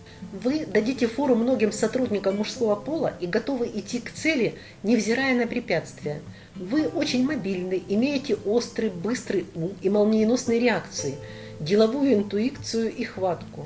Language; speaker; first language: Russian; native; Russian